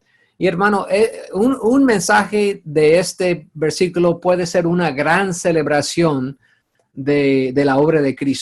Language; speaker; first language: Spanish; non-native, fluent; English